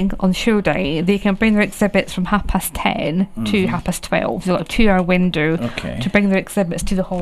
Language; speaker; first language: English; native; English